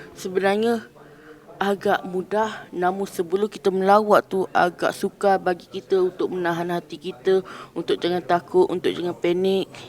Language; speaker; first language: Malay; native; Malay